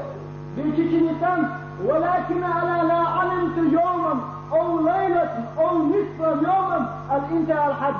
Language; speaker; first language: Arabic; non-native, learner; Chechen